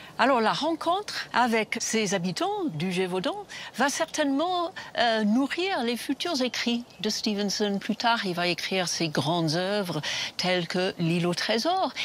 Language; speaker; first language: French; non-native, fluent; English